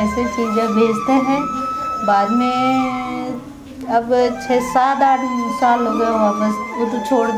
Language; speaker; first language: Hindi; early bilingual, other home language; Nepali